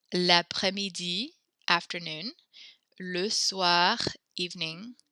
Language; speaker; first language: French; non-native, fluent; English